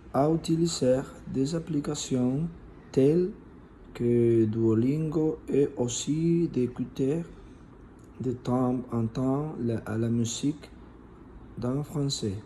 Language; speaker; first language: French; non-native, learner; Spanish